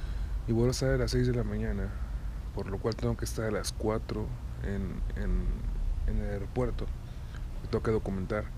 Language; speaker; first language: Spanish; native; Spanish